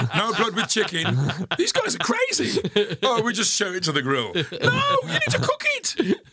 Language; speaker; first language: English; native; English